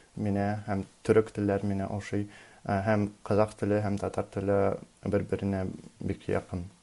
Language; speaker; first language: Tatar; non-native, learner; Russian